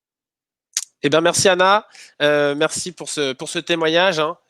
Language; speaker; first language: French; native; French